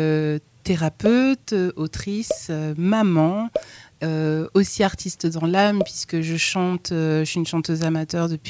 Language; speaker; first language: French; native; French